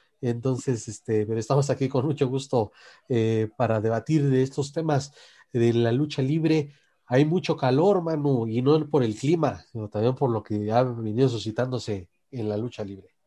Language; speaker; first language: Spanish; native; Spanish